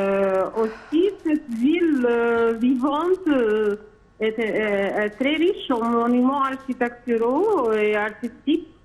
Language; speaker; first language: French; non-native, fluent; Arabic